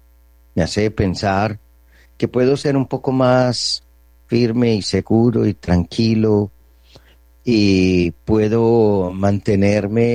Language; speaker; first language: Spanish; native; Spanish